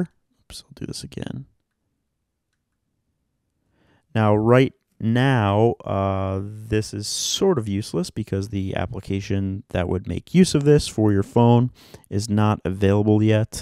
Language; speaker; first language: English; native; English